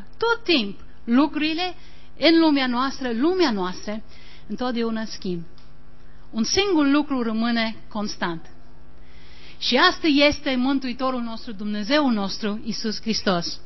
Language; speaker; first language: Romanian; non-native, learner; English